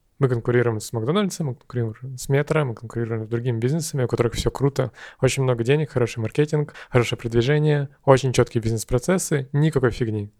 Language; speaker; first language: Russian; native; Russian